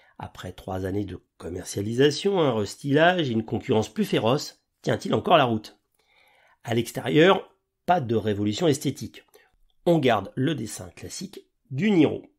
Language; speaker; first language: French; native; French